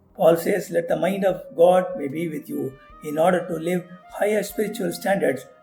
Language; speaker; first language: English; non-native, local second language; Tamil